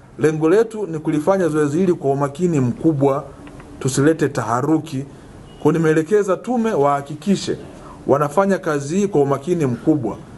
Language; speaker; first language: Swahili; native; Swahili